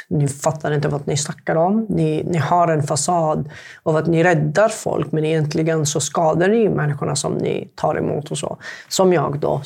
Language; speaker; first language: Swedish; non-native, fluent; Arabic